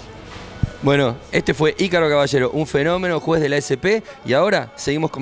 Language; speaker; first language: Spanish; native; Spanish